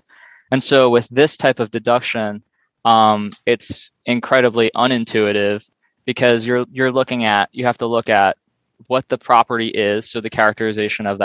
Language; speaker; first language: English; native; English